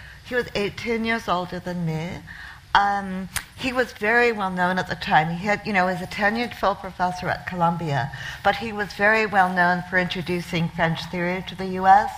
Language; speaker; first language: English; native; English